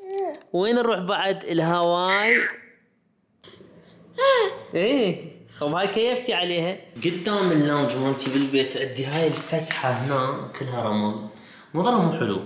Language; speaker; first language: Arabic; native; Arabic